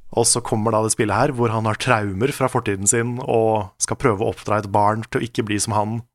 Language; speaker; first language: Norwegian; native; Norwegian